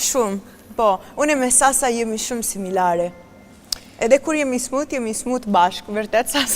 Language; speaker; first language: Albanian; non-native, learner; Romanian